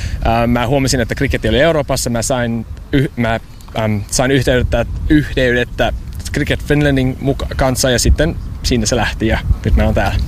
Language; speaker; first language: Finnish; non-native, fluent; English